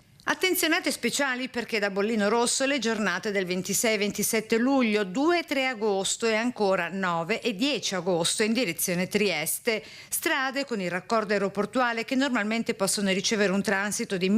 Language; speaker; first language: Italian; native; Italian